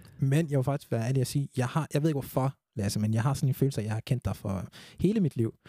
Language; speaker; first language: Danish; early bilingual, other home language; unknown